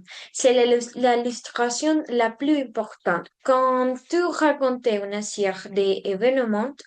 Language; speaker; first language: French; non-native, learner; Spanish